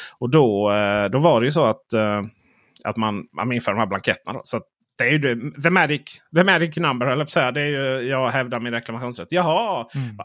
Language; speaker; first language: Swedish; native; Swedish